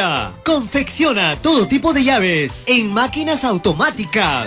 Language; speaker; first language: Spanish; native; Spanish